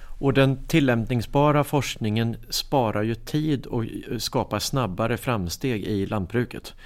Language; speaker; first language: Swedish; native; Swedish